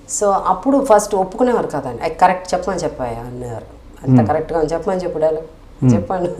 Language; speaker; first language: Telugu; native; Telugu